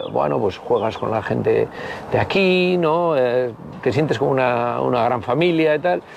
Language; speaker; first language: Spanish; native; Spanish